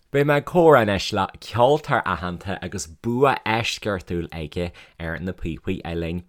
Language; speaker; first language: Irish; native; Irish